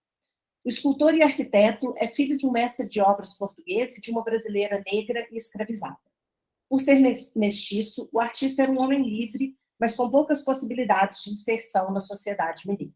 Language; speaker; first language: Portuguese; native; Portuguese